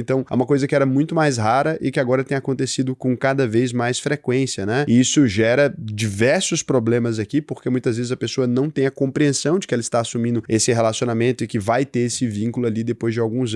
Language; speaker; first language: Portuguese; native; Portuguese